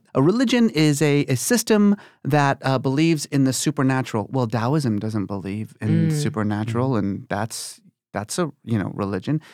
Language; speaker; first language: English; early bilingual, other home language; Persian